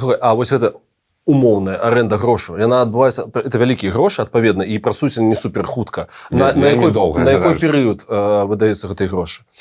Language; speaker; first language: Belarusian; non-native, local second language; Russian